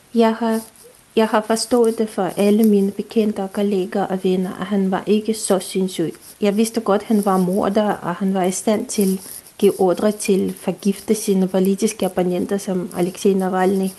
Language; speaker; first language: Danish; non-native, fluent; Russian